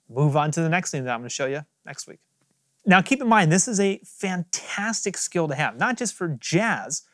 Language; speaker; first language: English; native; English